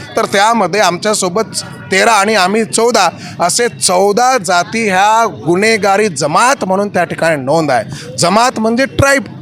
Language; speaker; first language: Marathi; non-native, local second language; Lambadi